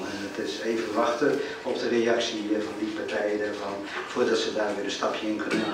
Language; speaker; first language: Dutch; native; Dutch